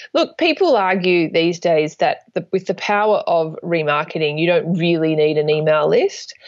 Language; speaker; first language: English; native; English